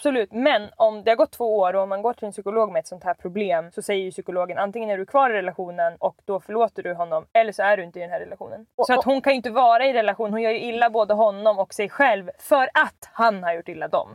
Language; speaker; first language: Swedish; native; Swedish